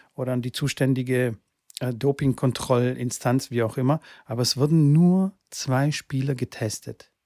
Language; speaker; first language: German; early bilingual, other home language; Bulgarian